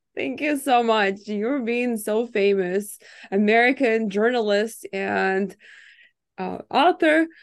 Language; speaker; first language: English; non-native, fluent; Ukrainian